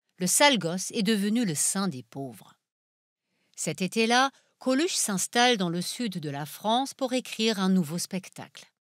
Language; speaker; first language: French; non-native, fluent; German